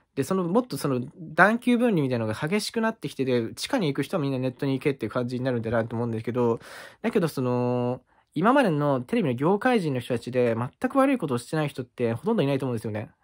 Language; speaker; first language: Japanese; native; Japanese